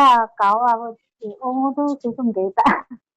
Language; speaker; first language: Cantonese; non-native, learner; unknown